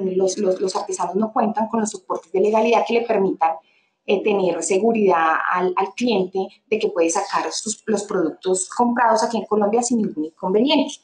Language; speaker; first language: Spanish; native; Spanish